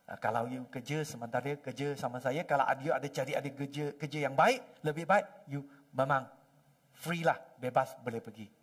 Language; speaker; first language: Malay; non-native, local second language; Chinese